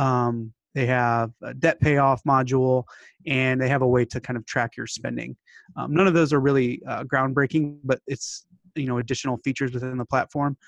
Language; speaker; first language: English; native; English